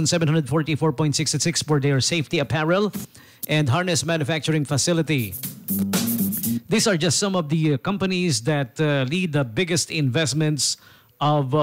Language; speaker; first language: English; non-native, local second language; Filipino